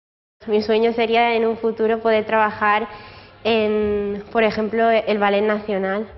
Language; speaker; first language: Spanish; non-native, local second language; Catalan